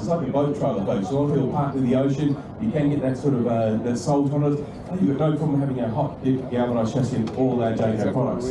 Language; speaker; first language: English; native; English